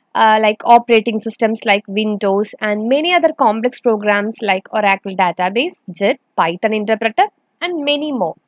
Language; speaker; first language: English; non-native, local second language; Malayalam